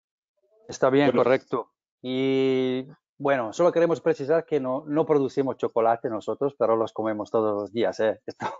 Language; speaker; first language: Spanish; non-native, fluent; Italian